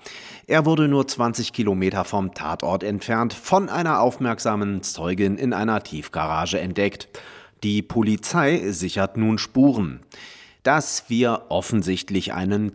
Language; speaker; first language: German; native; German